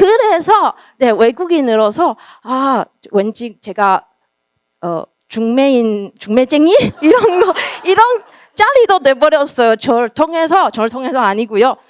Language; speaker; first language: Korean; non-native, learner; Chinese